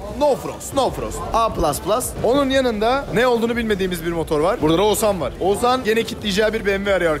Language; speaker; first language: Turkish; native; Turkish